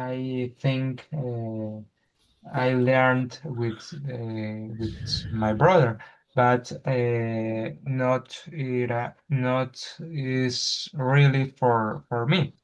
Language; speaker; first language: English; non-native, learner; Spanish